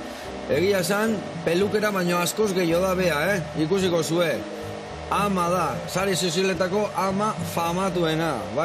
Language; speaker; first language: Basque; native; Basque